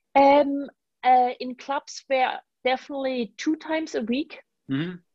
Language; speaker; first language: English; non-native, fluent; German